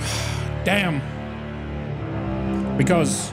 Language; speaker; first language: English; native; English